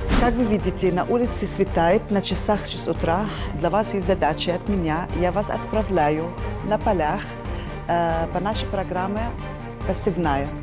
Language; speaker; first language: Russian; non-native, fluent; Arabic